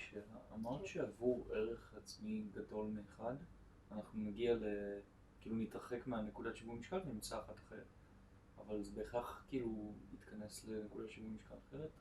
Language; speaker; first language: Hebrew; native; Hebrew